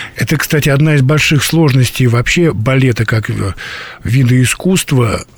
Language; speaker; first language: Russian; native; Russian